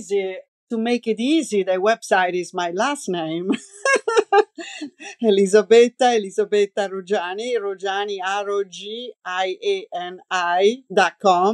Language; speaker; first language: English; non-native, fluent; Italian